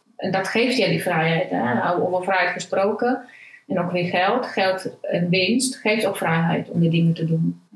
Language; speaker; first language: Dutch; non-native, fluent; Romanian